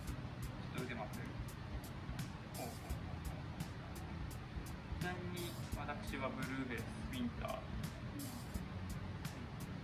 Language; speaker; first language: Japanese; native; Japanese